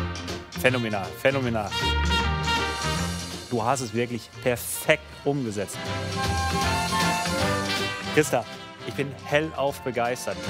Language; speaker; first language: German; native; German